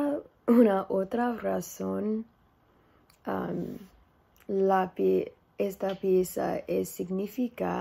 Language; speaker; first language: Spanish; non-native, learner; English